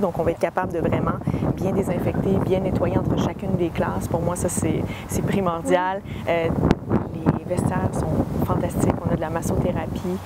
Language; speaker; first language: French; native; French